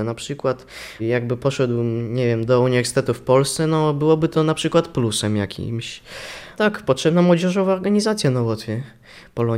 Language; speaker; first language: Polish; non-native, local second language; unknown